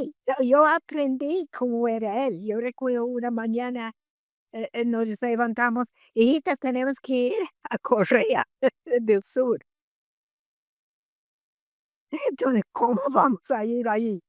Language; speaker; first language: Spanish; non-native, fluent; English